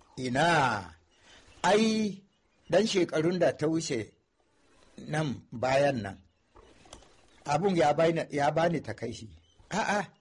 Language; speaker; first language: Hausa; non-native, local second language; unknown